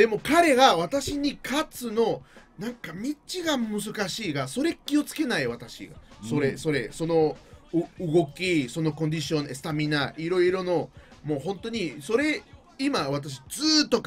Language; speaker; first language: Japanese; non-native, learner; Spanish